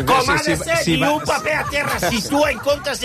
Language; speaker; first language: Catalan; native; Catalan